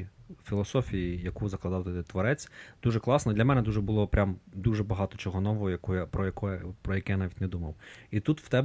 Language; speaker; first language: Ukrainian; native; Ukrainian